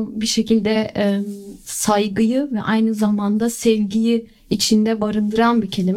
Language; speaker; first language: Turkish; early bilingual, other home language; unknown